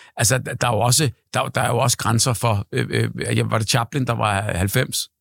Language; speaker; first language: Danish; native; Danish